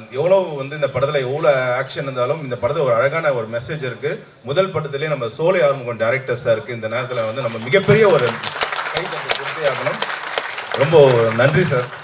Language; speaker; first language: Tamil; native; Tamil